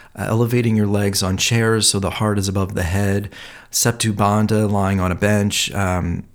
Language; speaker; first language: English; native; English